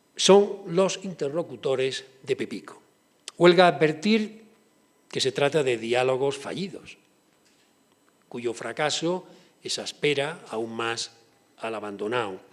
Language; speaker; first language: Spanish; native; Spanish